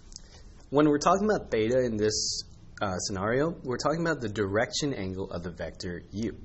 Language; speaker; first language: English; native; English